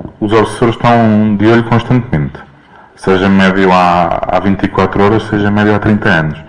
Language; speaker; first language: Portuguese; native; Portuguese